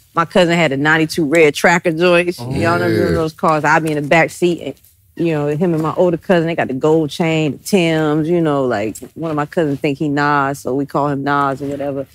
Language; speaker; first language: English; native; English